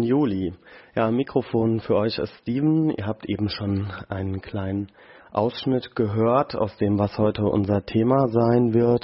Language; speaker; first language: German; native; German